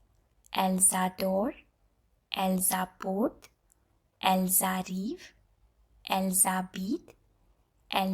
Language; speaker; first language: French; non-native, fluent; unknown